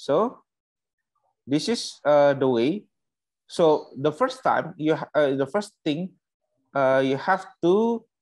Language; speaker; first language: English; non-native, learner; Indonesian